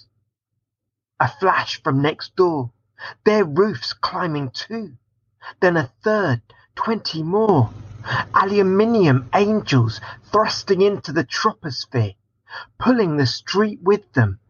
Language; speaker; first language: English; native; English